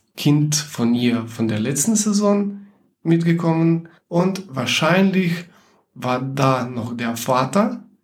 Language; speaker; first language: German; non-native, fluent; Slovenian